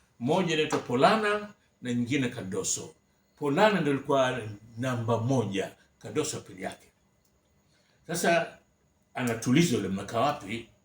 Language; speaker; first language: Swahili; native; Swahili